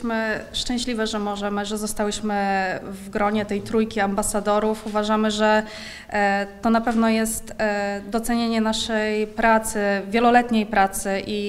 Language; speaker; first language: Polish; native; Polish